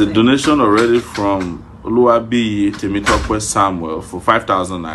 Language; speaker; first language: English; non-native, local second language; Yoruba